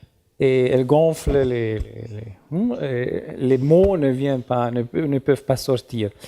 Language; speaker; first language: French; non-native, learner; German